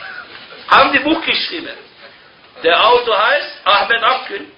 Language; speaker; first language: German; non-native, fluent; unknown